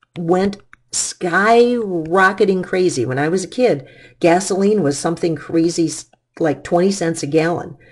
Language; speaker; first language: English; native; English